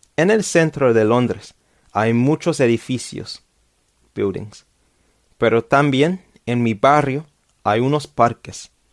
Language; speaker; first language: Spanish; non-native, fluent; English